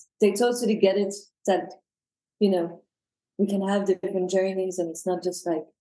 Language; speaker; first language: English; non-native, fluent; French